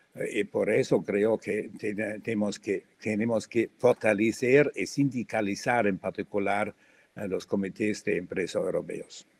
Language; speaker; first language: Spanish; non-native, fluent; German